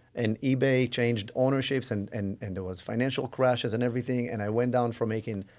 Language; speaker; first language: English; non-native, fluent; Hebrew